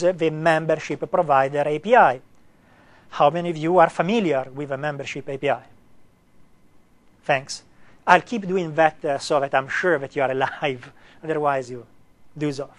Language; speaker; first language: English; non-native, fluent; Italian